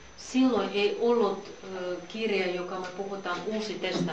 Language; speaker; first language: Finnish; non-native, learner; Russian